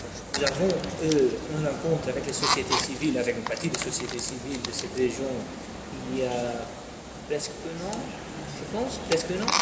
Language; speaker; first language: French; non-native, fluent; Dutch